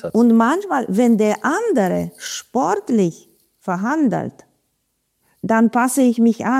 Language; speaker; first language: German; non-native, fluent; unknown